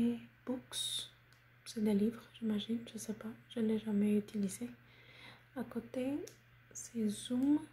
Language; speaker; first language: French; non-native, fluent; Spanish